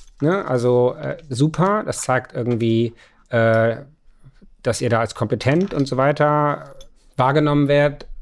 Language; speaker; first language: German; native; German